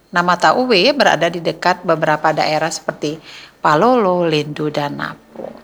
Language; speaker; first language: Indonesian; native; Indonesian